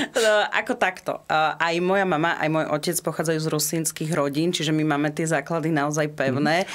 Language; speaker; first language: Slovak; non-native, local second language; Rusyn